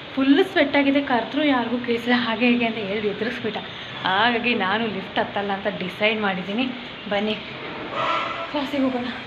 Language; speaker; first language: Kannada; non-native, local second language; Malayalam